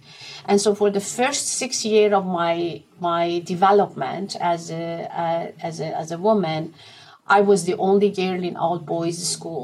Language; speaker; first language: English; non-native, fluent; Persian